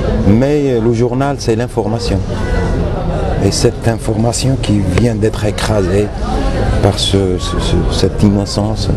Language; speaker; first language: French; non-native, local second language; Arabic